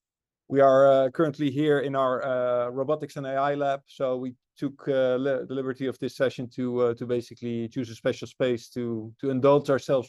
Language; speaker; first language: English; non-native, fluent; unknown